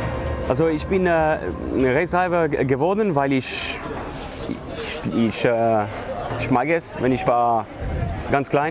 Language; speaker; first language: German; non-native, local second language; French